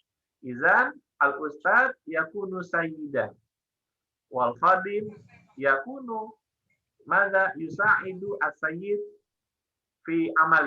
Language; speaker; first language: Arabic; non-native, fluent; Indonesian